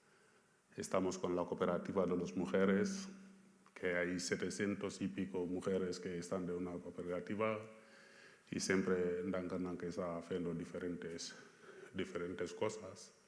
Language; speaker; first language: Spanish; non-native, fluent; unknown